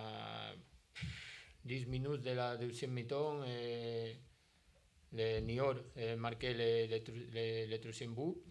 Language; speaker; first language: French; non-native, learner; Spanish